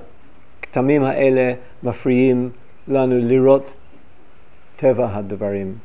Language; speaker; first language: Hebrew; non-native, fluent; English